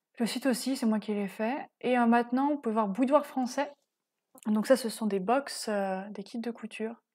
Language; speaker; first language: French; native; French